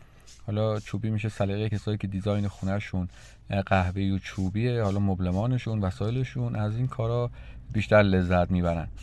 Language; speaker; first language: Persian; native; Persian